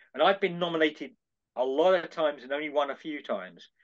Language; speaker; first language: English; native; English